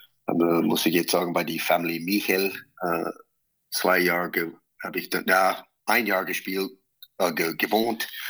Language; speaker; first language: German; non-native, fluent; English